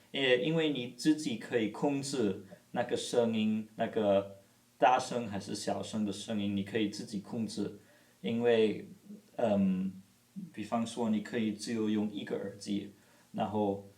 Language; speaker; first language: Chinese; non-native, fluent; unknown